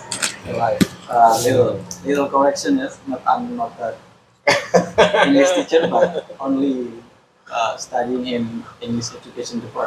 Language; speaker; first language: English; non-native, local second language; Indonesian